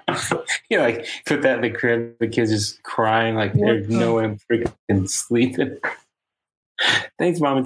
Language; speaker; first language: English; native; English